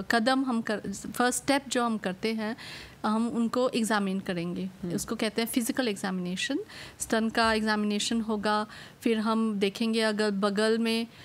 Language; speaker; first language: Hindi; non-native, local second language; Morisyen